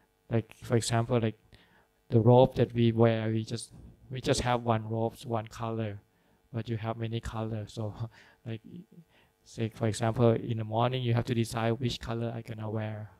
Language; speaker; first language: English; non-native, fluent; Thai